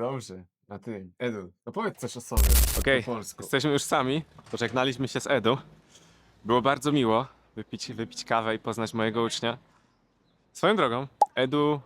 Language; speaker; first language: Polish; native; Polish